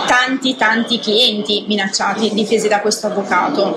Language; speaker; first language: Italian; native; Italian